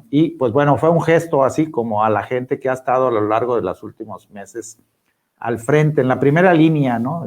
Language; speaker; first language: Spanish; native; Spanish